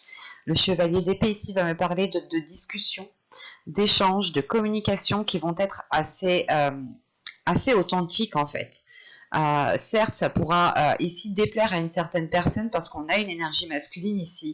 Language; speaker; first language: French; native; French